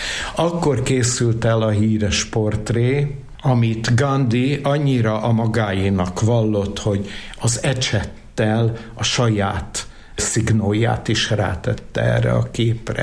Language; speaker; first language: Hungarian; native; Hungarian